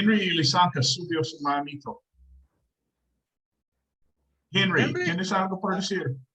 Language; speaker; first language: Spanish; non-native, learner; English